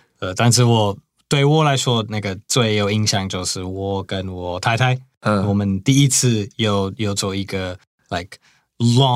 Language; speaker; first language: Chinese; non-native, fluent; English